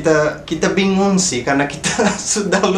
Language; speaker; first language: Indonesian; non-native, fluent; Portuguese